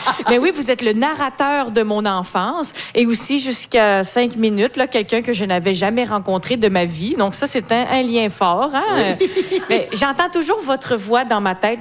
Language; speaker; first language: French; native; French